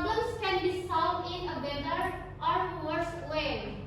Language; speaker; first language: English; non-native, learner; Indonesian